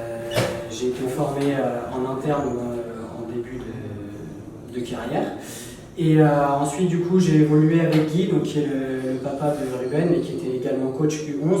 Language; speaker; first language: French; native; French